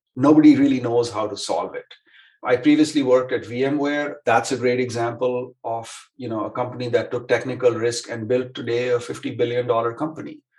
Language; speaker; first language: English; non-native, local second language; Hindi